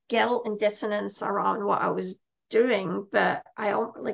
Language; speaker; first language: English; native; English